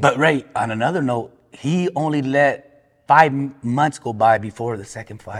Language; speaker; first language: English; early bilingual, other home language; Spanish